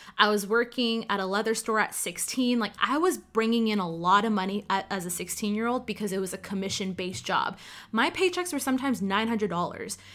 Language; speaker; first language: English; early bilingual, other home language; Cantonese